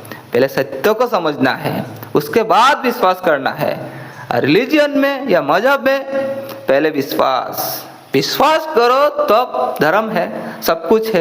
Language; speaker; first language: Hindi; non-native, local second language; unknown